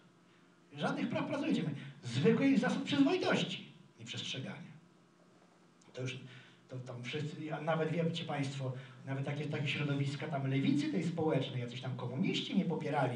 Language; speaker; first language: Polish; native; Polish